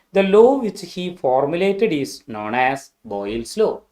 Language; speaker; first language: English; non-native, local second language; Malayalam